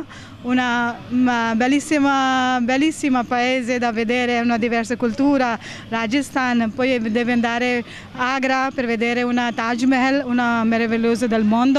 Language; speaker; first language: Italian; non-native, learner; Hindi